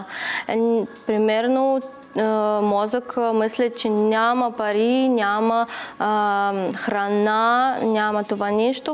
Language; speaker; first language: Bulgarian; non-native, learner; Russian